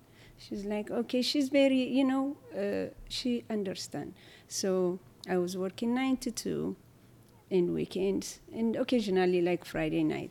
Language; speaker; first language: English; non-native, learner; Tigrinya